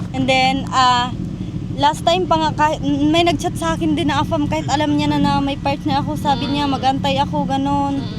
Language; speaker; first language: Filipino; non-native, local second language; Cebuano